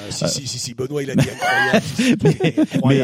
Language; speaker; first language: French; native; French